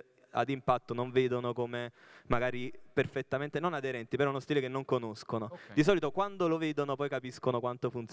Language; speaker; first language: Italian; native; Italian